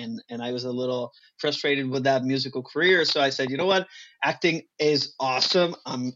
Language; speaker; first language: English; non-native, fluent; Spanish